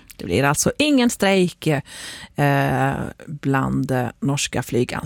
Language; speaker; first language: Swedish; native; Swedish